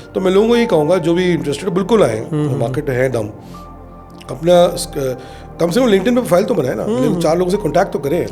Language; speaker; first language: Urdu; native; Urdu